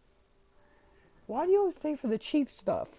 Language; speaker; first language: English; native; English